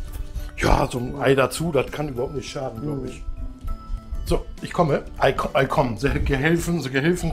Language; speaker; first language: German; native; German